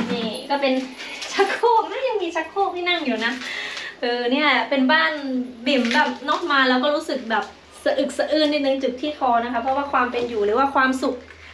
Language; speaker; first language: Thai; non-native, local second language; Khmer